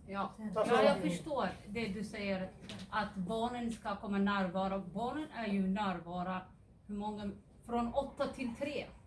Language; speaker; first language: Swedish; non-native, fluent; Somali